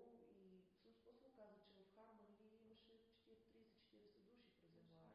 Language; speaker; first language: Bulgarian; native; Bulgarian